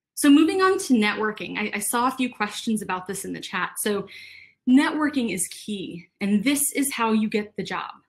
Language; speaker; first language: English; native; English